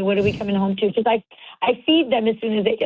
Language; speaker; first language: English; native; English